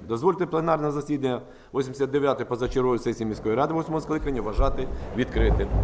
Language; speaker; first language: Ukrainian; native; Ukrainian